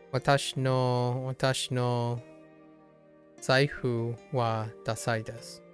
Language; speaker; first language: Japanese; non-native, learner; English